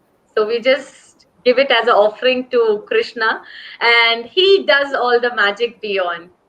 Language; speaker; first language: English; non-native, local second language; Hindi